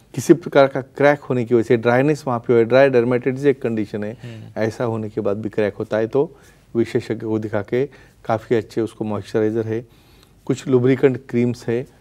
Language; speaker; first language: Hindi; non-native, local second language; Marathi